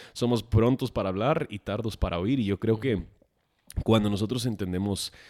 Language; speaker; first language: Spanish; non-native, fluent; English